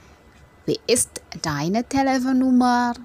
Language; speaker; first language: German; non-native, fluent; Indonesian